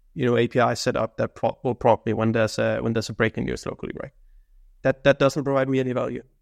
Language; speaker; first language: English; non-native, fluent; Danish